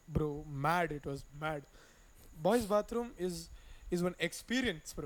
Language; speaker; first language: English; non-native, local second language; Tamil